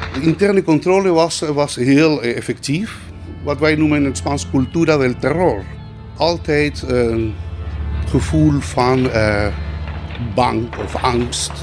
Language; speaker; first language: Dutch; non-native, local second language; Spanish